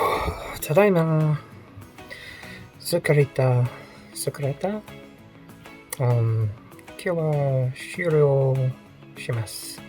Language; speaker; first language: Japanese; non-native, learner; English